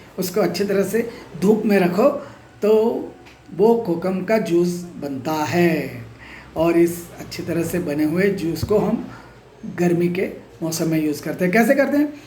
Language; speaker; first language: Hindi; non-native, local second language; Marathi